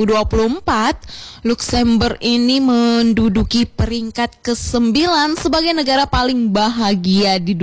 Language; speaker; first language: Indonesian; native; Indonesian